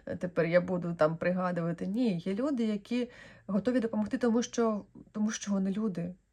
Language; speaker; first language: Ukrainian; non-native, local second language; Russian